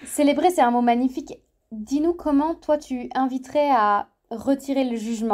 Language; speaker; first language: French; native; French